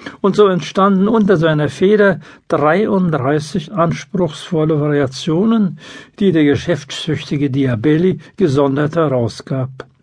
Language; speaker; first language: German; native; German